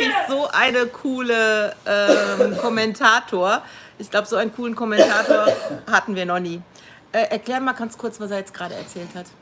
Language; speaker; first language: German; native; German